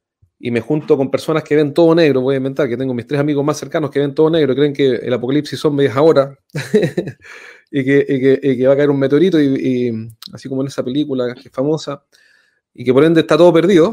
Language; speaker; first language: Spanish; native; Spanish